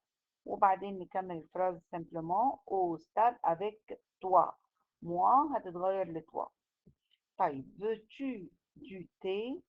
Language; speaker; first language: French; non-native, fluent; Arabic